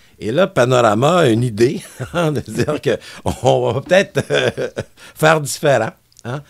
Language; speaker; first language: French; native; French